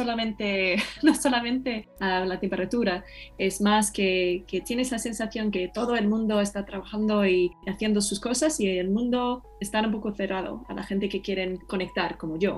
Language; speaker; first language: Spanish; non-native, fluent; English